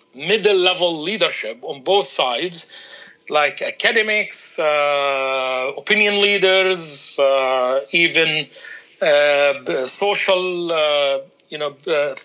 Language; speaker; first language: English; non-native, fluent; Arabic